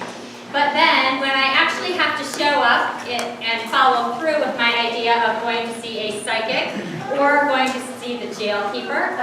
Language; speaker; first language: English; native; English